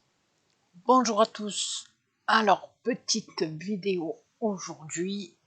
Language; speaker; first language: French; native; French